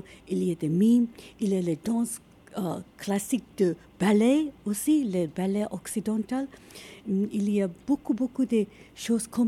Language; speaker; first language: French; non-native, learner; Japanese